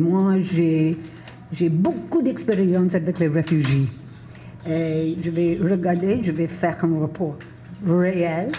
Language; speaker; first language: French; non-native, fluent; English